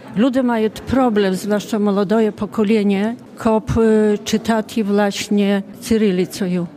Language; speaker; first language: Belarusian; native; Belarusian